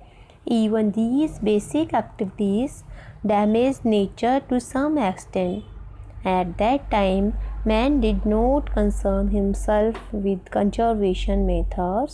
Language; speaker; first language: English; non-native, local second language; Hindi